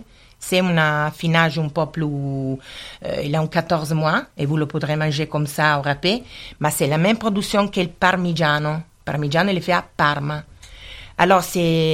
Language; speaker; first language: French; non-native, learner; Italian